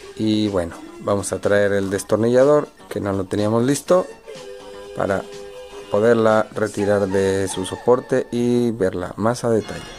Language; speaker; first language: Spanish; native; Spanish